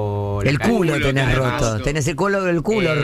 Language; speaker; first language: Spanish; native; Spanish